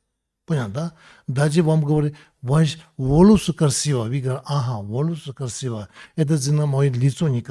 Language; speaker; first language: Russian; non-native, learner; Tibetan